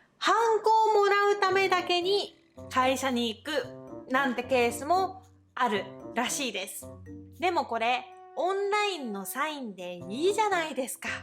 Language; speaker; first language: Japanese; native; Japanese